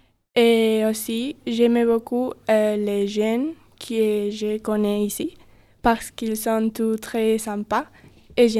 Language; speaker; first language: French; non-native, learner; Spanish